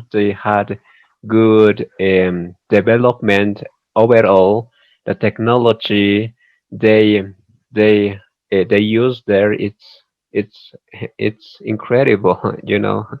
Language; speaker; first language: English; non-native, learner; Spanish